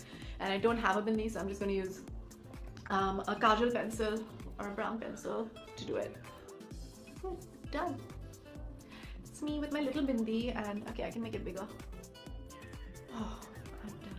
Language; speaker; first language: English; non-native, local second language; Hindi